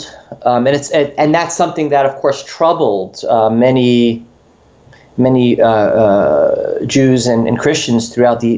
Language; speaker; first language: English; native; English